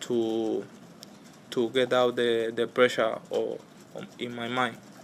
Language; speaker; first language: English; non-native, learner; Spanish